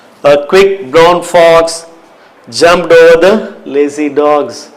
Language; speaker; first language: English; non-native, local second language; Tamil